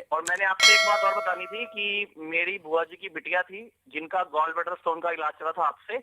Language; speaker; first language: Hindi; native; Hindi